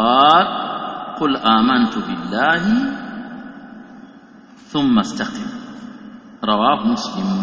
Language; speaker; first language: Arabic; non-native, fluent; Swahili